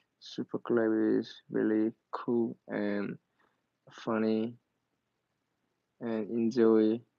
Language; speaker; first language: English; non-native, learner; Korean